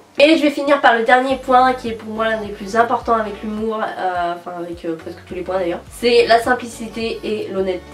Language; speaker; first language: French; native; French